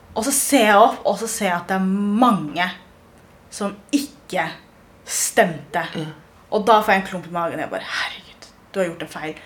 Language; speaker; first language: Norwegian; early bilingual, other home language; Somali